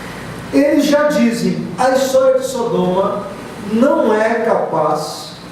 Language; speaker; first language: Portuguese; native; Portuguese